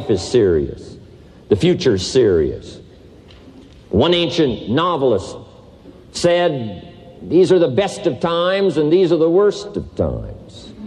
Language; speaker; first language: English; native; English